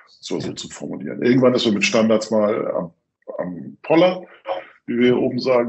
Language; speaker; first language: German; native; German